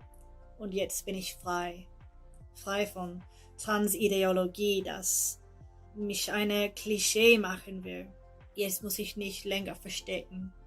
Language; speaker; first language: German; non-native, learner; English